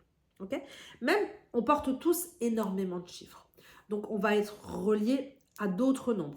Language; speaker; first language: French; native; French